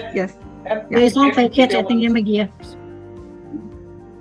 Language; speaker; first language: English; non-native, fluent; Indonesian